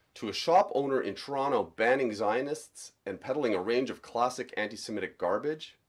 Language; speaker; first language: English; native; English